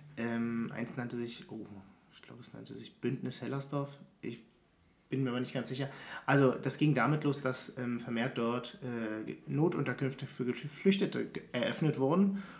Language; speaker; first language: German; native; German